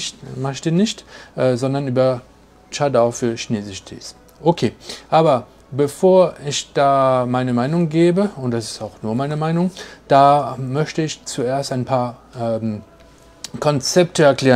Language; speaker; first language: German; non-native, fluent; French